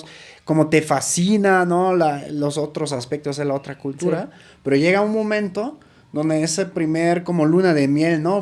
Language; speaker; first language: Spanish; native; Spanish